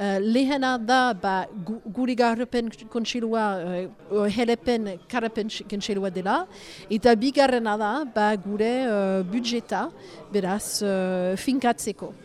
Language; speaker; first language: Basque; non-native, local second language; French